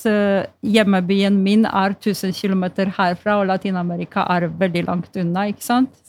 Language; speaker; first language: Norwegian; non-native, fluent; Polish